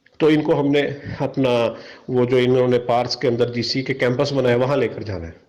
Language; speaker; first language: Urdu; non-native, local second language; Punjabi